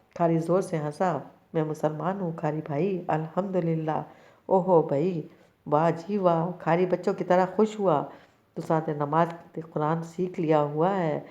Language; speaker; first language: Urdu; native; Urdu